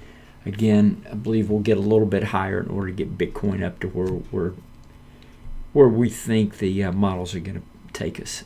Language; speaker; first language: English; native; English